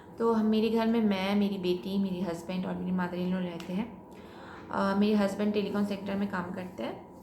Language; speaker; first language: Hindi; non-native, local second language; Bangla